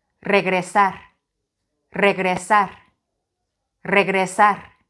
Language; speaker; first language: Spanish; non-native, fluent; Korean